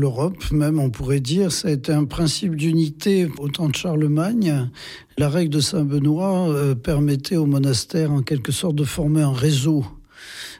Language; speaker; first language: French; native; French